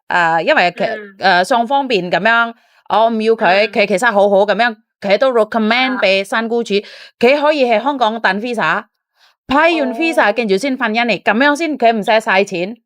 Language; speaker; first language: Cantonese; non-native, fluent; Indonesian